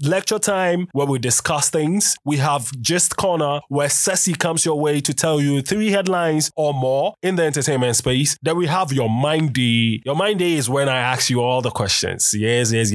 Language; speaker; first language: English; non-native, local second language; Akan